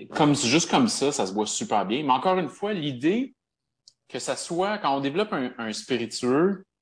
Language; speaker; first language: French; native; French